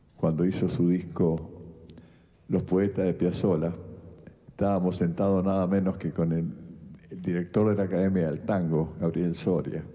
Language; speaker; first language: Spanish; native; Spanish